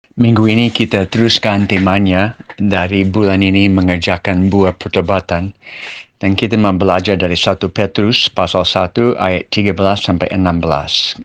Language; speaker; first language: Malay; non-native, fluent; English